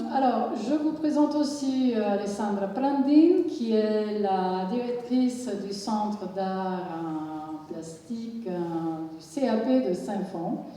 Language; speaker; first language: French; non-native, fluent; Italian